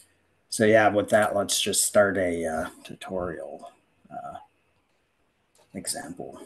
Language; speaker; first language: English; native; English